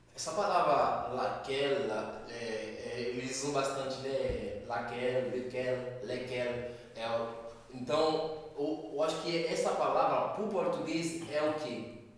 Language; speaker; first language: Portuguese; non-native, fluent; Haitian Creole